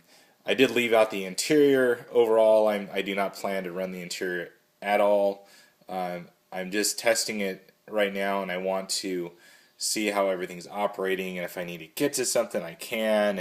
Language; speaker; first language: English; native; English